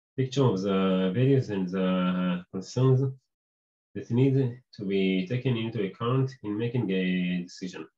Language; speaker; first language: English; non-native, fluent; Hebrew